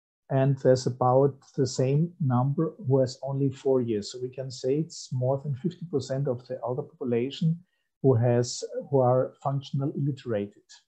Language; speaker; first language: English; non-native, fluent; German